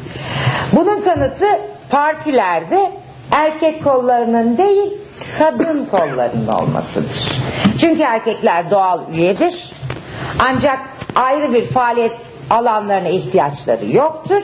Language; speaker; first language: Turkish; native; Turkish